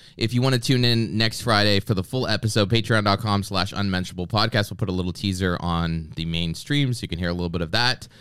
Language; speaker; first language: English; native; English